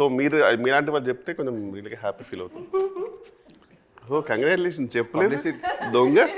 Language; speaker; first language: Telugu; native; Telugu